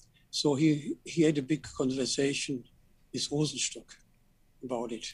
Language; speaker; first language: English; non-native, fluent; German